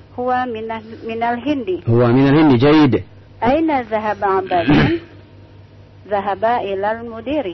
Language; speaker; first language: Arabic; non-native, learner; Indonesian